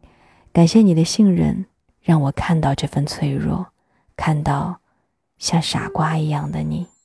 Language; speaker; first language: Chinese; native; Chinese